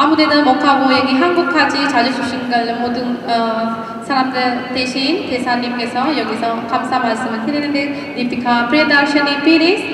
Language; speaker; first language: Korean; non-native, fluent; Sinhala